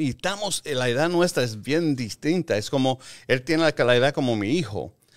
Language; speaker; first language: Spanish; early bilingual, heritage; Spanish